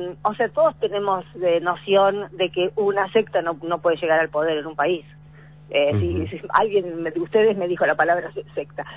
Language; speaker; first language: Spanish; native; Spanish